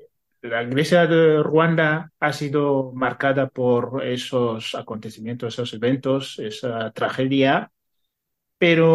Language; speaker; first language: Spanish; non-native, fluent; Kinyarwanda